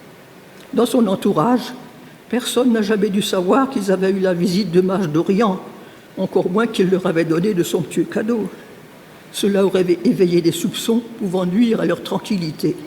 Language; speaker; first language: French; native; French